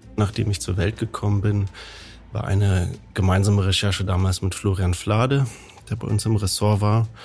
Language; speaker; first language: German; native; German